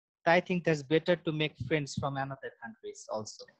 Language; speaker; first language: English; non-native, local second language; Bangla